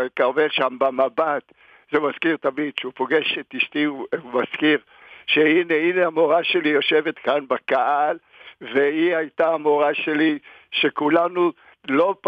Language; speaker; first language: Hebrew; native; Hebrew